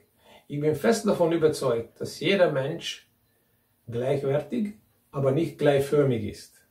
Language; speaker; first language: German; non-native, fluent; Hungarian